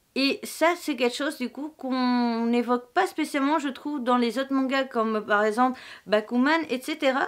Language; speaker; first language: French; native; French